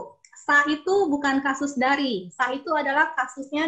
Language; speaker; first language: Indonesian; native; Indonesian